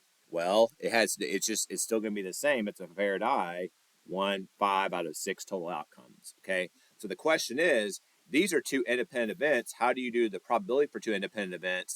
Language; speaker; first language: English; native; English